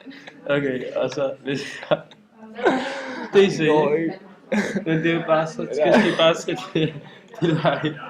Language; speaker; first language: Danish; native; Danish